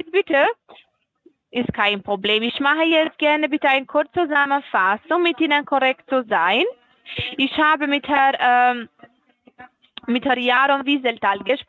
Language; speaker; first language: German; non-native, fluent; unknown